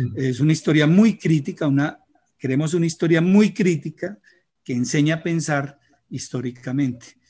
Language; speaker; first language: Spanish; native; Spanish